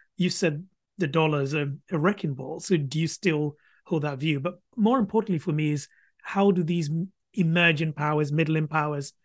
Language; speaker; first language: English; non-native, local second language; Akan